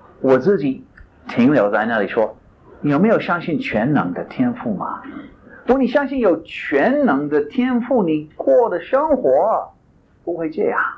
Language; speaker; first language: Chinese; non-native, fluent; English